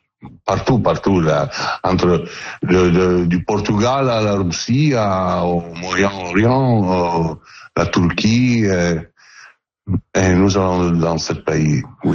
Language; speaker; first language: French; non-native, learner; Italian